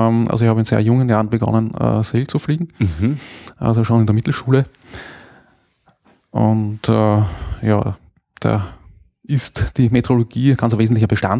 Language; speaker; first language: German; native; German